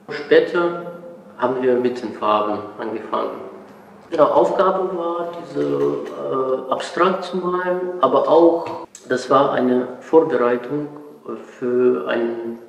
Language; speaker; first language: German; non-native, fluent; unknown